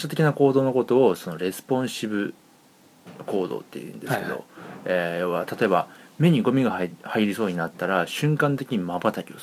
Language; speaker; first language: Japanese; native; Japanese